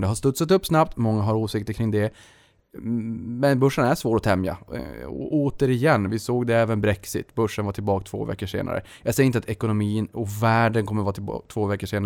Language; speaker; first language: Swedish; native; Swedish